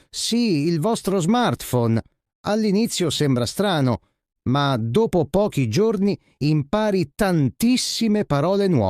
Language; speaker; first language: Italian; non-native, fluent; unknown